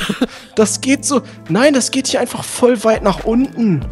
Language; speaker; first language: German; native; German